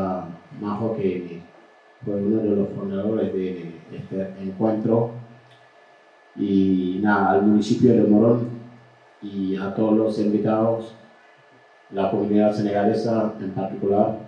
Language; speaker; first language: Spanish; non-native, fluent; Wolof